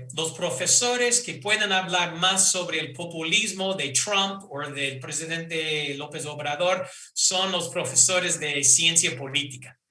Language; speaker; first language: Spanish; non-native, fluent; English